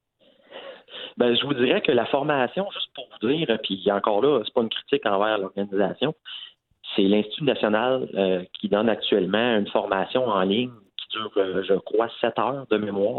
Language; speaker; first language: French; native; French